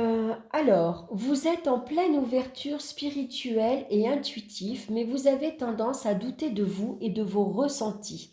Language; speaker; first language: French; native; French